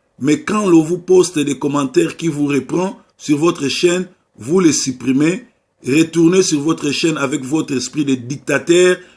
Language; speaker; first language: French; non-native, local second language; Lingala